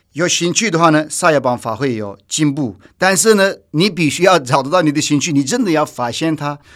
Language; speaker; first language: Chinese; non-native, fluent; Turkish